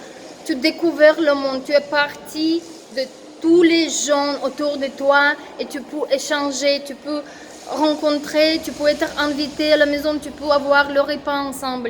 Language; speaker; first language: French; non-native, fluent; Russian